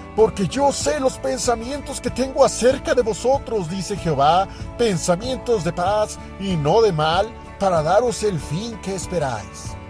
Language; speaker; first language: Spanish; native; Spanish